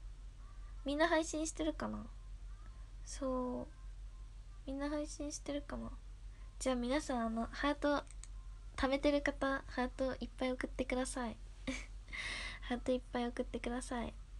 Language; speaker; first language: Japanese; native; Japanese